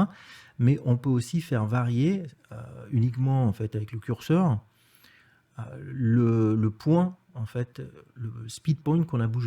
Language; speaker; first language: French; native; French